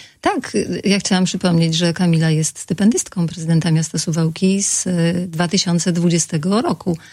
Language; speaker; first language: Polish; native; Polish